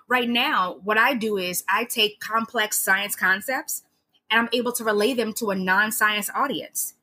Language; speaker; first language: English; native; English